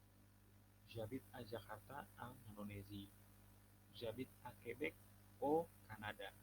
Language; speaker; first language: French; non-native, fluent; Indonesian